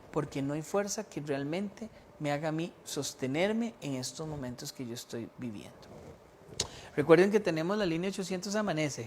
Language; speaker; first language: Spanish; native; Spanish